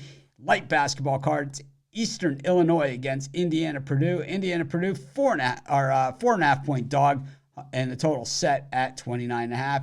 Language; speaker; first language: English; native; English